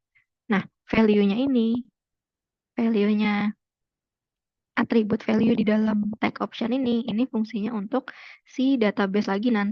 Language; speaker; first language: Indonesian; native; Indonesian